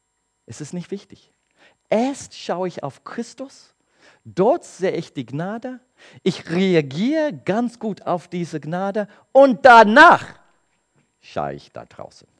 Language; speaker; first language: German; non-native, learner; English